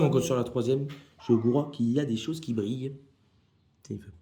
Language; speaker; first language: French; native; French